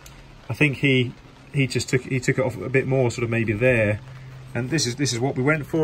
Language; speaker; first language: English; native; English